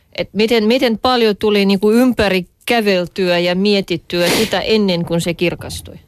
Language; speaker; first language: Finnish; non-native, fluent; Russian